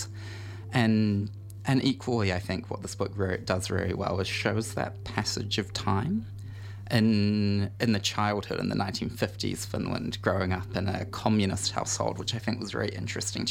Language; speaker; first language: English; native; English